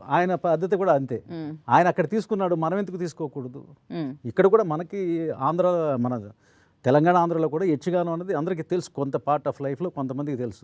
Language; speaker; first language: Telugu; native; Telugu